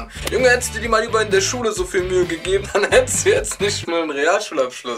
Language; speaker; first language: German; native; German